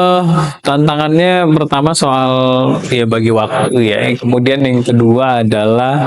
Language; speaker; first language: Indonesian; native; Indonesian